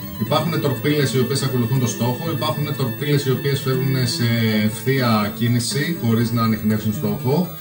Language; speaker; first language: Greek; early bilingual, other home language; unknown